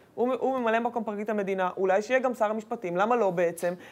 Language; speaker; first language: Hebrew; native; Hebrew